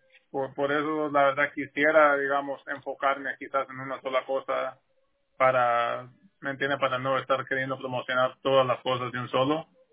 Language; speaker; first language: Spanish; native; Spanish